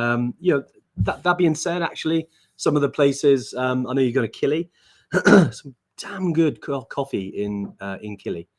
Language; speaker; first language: English; native; English